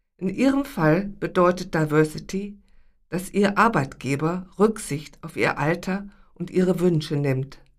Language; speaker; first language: German; native; German